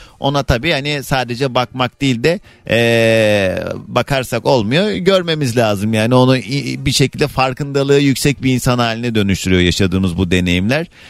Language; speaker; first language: Turkish; native; Turkish